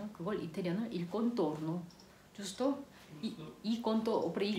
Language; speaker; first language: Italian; non-native, learner; Korean